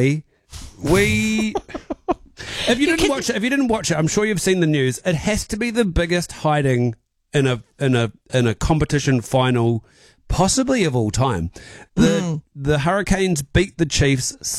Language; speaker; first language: English; native; English